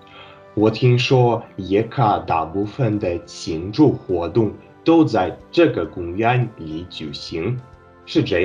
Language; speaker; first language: Chinese; non-native, learner; Russian